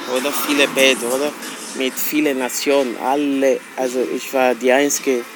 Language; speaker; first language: German; non-native, learner; Portuguese